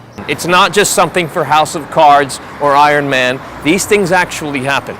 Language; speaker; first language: English; native; English